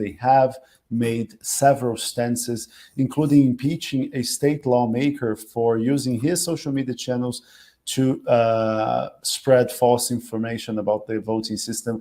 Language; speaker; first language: English; non-native, fluent; Portuguese